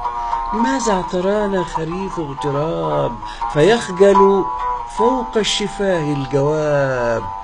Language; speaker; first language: Arabic; native; Arabic